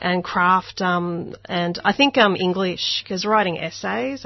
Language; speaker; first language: English; non-native, local second language; Hungarian